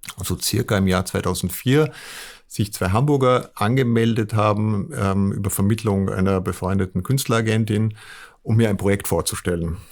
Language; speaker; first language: German; native; German